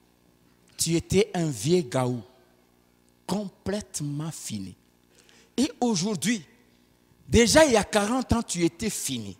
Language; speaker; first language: French; non-native, local second language; Lingala